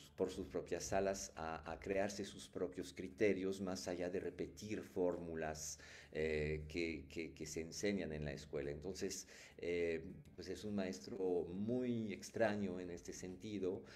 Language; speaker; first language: Spanish; non-native, fluent; French